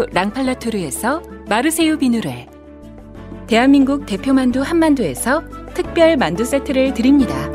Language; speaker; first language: Korean; native; Korean